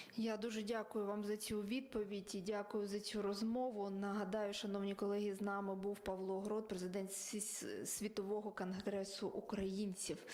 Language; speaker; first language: Ukrainian; native; Ukrainian